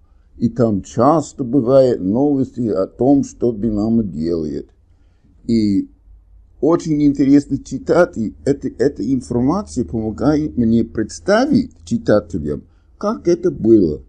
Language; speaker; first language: Russian; non-native, fluent; English